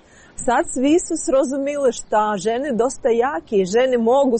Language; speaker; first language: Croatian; non-native, learner; Ukrainian